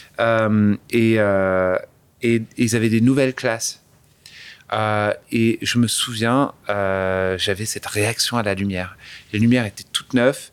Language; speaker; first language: French; early bilingual, other home language; English